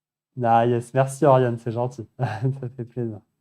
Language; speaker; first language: French; native; French